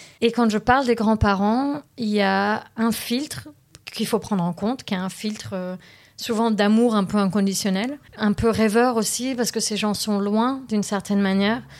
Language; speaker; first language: French; early bilingual, heritage; French